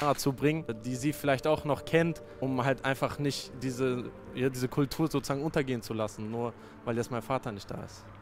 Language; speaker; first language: German; native; German